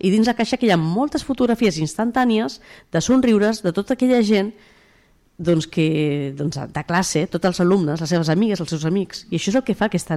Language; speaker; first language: Catalan; native; Catalan